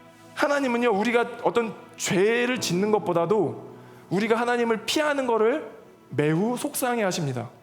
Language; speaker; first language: Korean; native; Korean